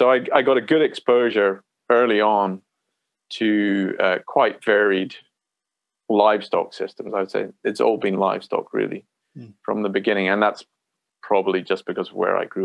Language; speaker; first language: English; native; English